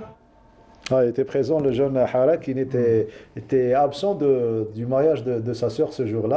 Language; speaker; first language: French; non-native, local second language; Arabic